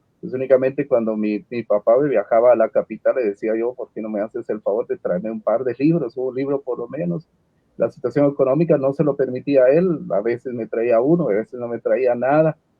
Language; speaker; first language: Spanish; non-native, local second language; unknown